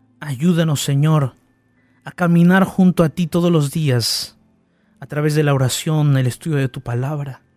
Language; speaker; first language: Spanish; native; Spanish